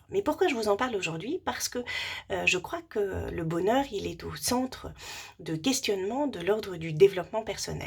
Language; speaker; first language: French; native; French